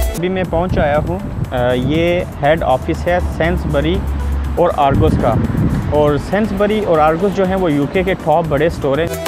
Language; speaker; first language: Urdu; native; Urdu